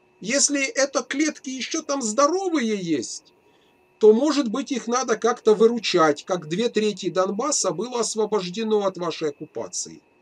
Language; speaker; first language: Russian; native; Russian